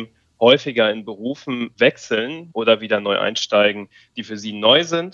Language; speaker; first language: German; native; German